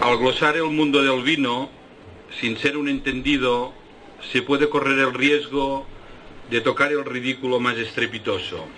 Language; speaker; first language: Spanish; non-native, local second language; Catalan